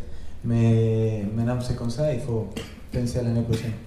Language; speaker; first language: French; non-native, learner; Spanish